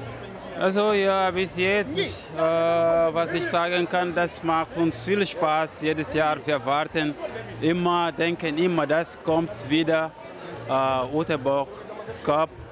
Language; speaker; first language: German; non-native, learner; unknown